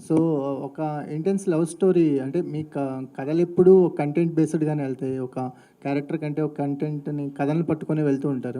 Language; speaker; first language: Telugu; native; Telugu